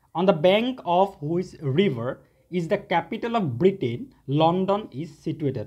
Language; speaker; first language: English; non-native, local second language; Assamese